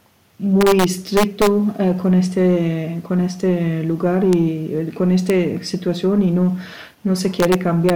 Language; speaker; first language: Spanish; non-native, learner; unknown